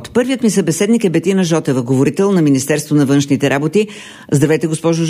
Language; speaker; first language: Bulgarian; native; Bulgarian